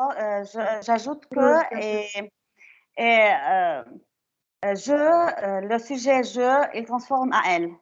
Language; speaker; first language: French; non-native, learner; Arabic